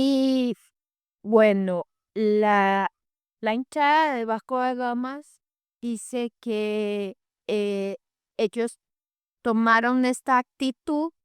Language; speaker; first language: Spanish; non-native, fluent; Portuguese